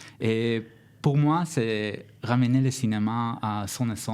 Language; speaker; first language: French; non-native, learner; Hebrew